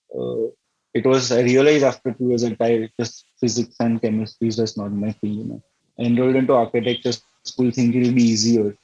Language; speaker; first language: English; non-native, local second language; Gujarati